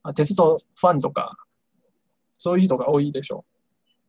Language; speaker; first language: Japanese; non-native, fluent; Chinese